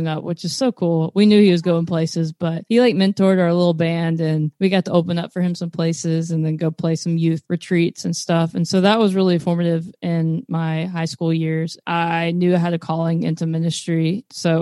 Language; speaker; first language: English; native; English